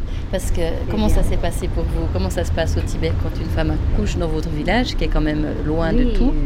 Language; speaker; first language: French; native; French